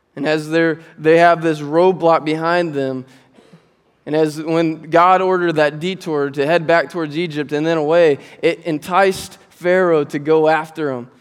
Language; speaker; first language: English; native; English